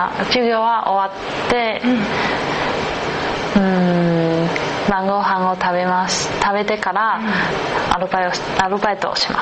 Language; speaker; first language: Japanese; non-native, learner; Chinese